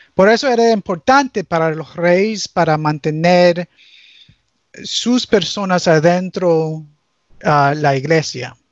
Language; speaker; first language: Spanish; early bilingual, heritage; English